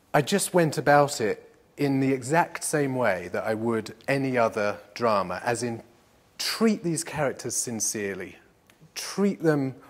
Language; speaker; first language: English; native; English